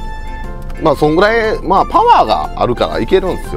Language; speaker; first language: Japanese; native; Japanese